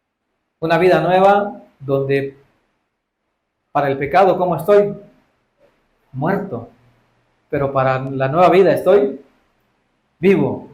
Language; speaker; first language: Spanish; native; Spanish